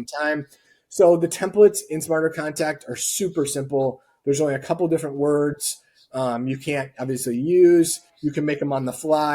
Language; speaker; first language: English; native; English